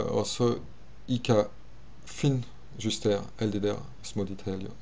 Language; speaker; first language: Danish; non-native, fluent; French